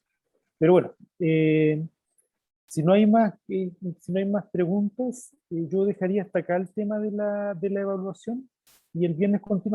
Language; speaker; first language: Spanish; native; Spanish